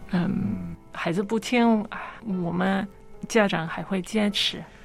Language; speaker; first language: Chinese; non-native, fluent; English